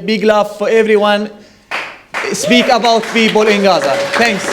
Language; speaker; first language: English; non-native, learner; Arabic